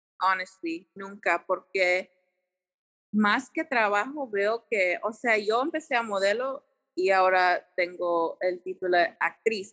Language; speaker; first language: Spanish; early bilingual, heritage; Spanish